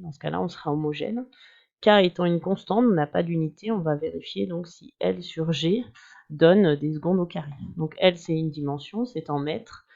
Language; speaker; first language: French; native; French